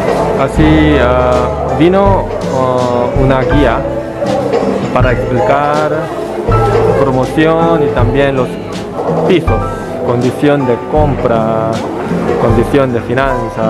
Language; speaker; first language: Spanish; non-native, fluent; Korean